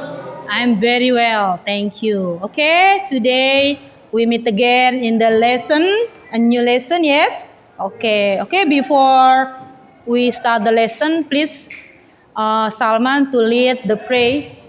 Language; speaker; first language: English; non-native, learner; Indonesian